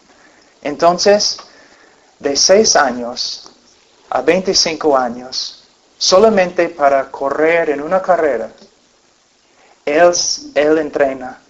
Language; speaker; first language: Spanish; non-native, fluent; English